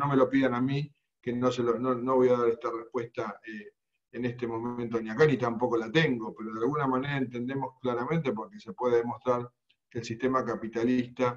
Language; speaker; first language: Spanish; native; Spanish